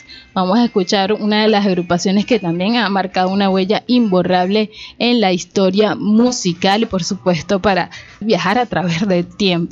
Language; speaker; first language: Spanish; native; Spanish